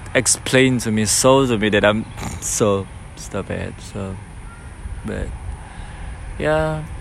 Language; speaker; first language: English; non-native, fluent; Indonesian